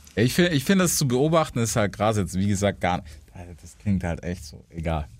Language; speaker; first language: German; native; German